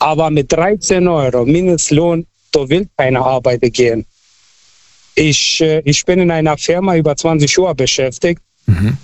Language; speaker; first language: German; non-native, fluent; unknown